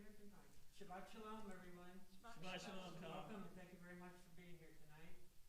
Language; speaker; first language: English; native; English